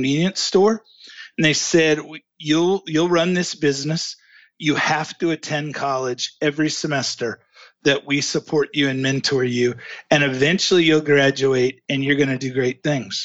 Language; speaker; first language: English; native; English